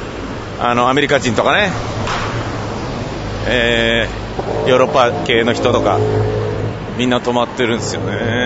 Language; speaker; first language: Japanese; native; Japanese